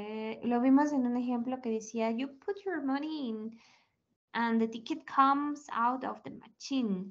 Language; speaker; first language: English; non-native, learner; Spanish